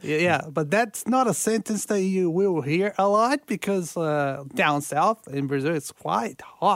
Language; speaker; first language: English; non-native, fluent; Portuguese